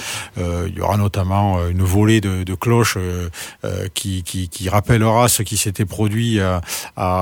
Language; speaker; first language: French; native; French